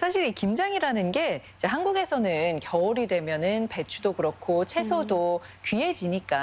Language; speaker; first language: Korean; native; Korean